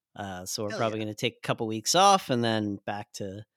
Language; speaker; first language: English; native; English